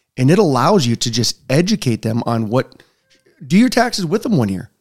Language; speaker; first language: English; native; English